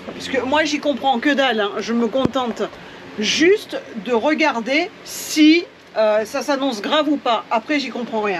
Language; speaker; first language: French; native; French